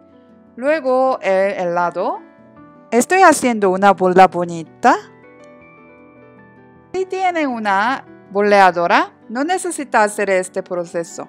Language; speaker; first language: Spanish; non-native, learner; Korean